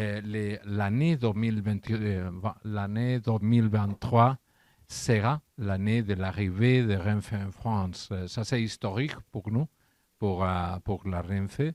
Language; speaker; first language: French; non-native, learner; Catalan